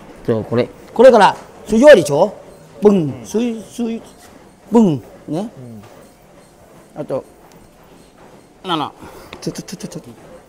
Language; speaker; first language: Japanese; non-native, learner; Thai